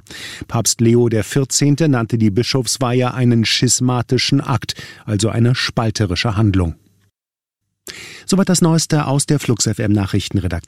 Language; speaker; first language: German; native; German